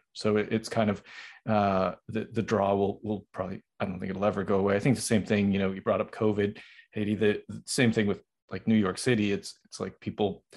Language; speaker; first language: English; native; English